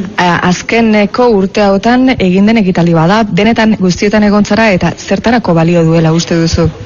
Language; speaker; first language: Basque; native; Basque